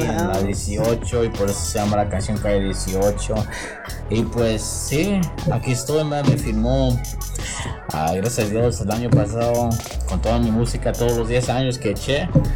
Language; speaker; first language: Spanish; early bilingual, heritage; Spanish